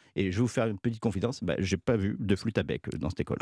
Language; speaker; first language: French; native; French